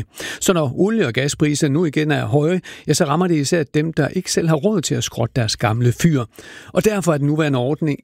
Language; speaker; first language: Danish; native; Danish